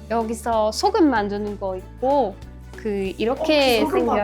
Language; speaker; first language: Korean; non-native, learner; French